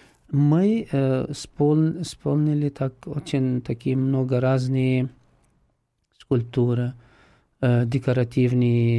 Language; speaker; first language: Russian; non-native, fluent; Arabic